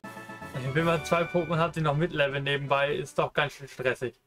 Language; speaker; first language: German; native; German